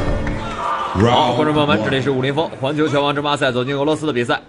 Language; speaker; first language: Chinese; native; Chinese